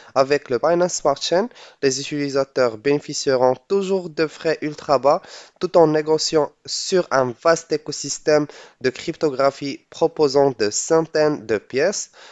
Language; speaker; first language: French; non-native, local second language; Arabic